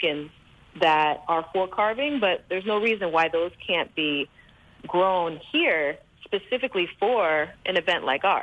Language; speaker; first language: English; native; English